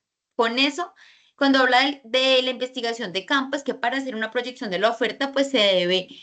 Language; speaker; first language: Spanish; native; Spanish